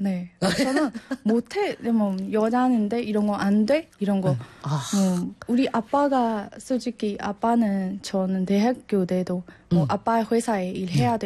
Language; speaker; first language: Korean; non-native, learner; Burmese